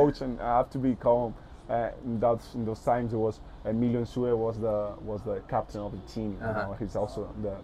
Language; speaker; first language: English; early bilingual, other home language; Spanish